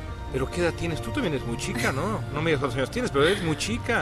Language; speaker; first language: Spanish; native; Spanish